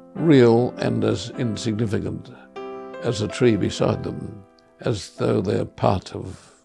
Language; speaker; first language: English; native; English